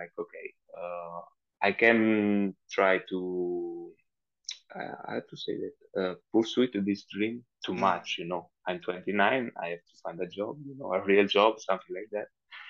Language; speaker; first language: English; non-native, fluent; Italian